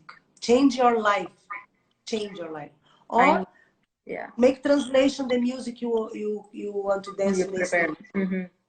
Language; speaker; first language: English; non-native, learner; Portuguese